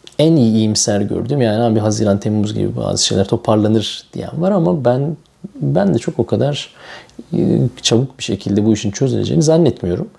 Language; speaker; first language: Turkish; native; Turkish